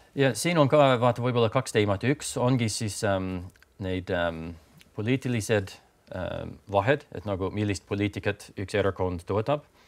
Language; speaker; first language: Estonian; non-native, fluent; English